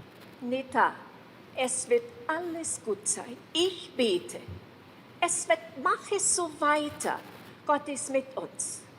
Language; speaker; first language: German; early bilingual, heritage; German